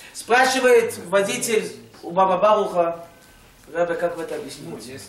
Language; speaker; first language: Russian; early bilingual, heritage; Russian